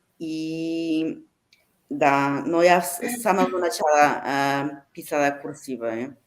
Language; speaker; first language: Russian; non-native, learner; Polish